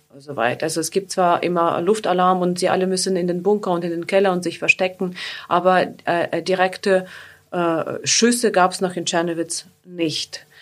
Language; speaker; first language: German; non-native, fluent; Ukrainian